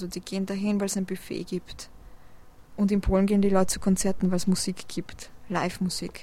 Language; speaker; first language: German; early bilingual, other home language; Polish